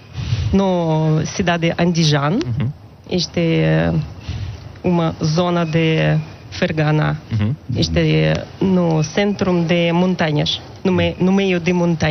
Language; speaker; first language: Portuguese; non-native, local second language; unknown